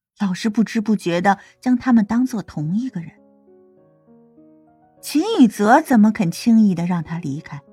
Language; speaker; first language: Chinese; native; Chinese